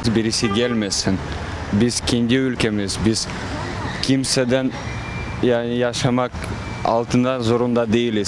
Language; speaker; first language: Turkish; non-native, learner; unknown